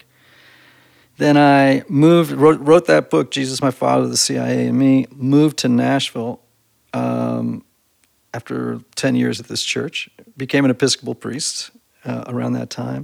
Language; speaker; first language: English; native; English